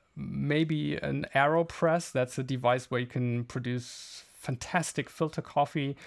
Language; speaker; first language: English; non-native, fluent; German